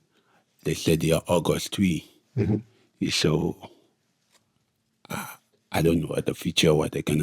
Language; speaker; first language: English; non-native, local second language; Haitian Creole